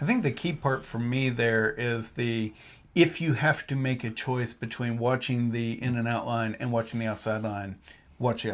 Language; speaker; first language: English; native; English